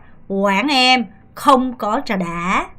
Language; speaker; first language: Vietnamese; non-native, fluent; Korean